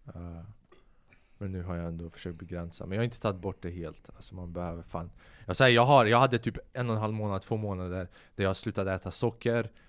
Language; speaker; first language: Swedish; early bilingual, other home language; Albanian